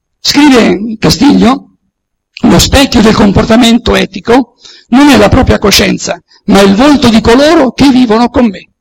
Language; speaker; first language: Italian; native; Italian